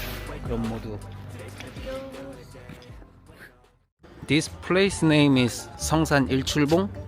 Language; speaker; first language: English; non-native, learner; Korean